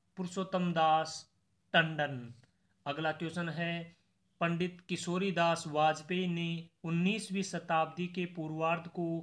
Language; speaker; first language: Hindi; native; Hindi